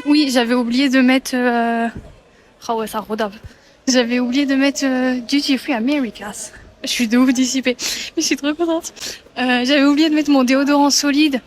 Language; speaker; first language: French; native; French